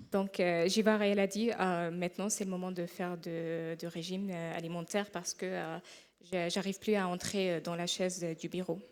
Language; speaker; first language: French; non-native, fluent; Arabic